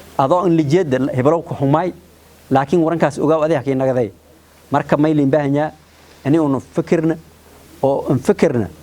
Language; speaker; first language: Somali; non-native, local second language; Maay